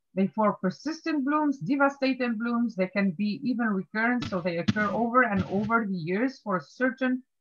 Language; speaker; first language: English; non-native, fluent; Arabic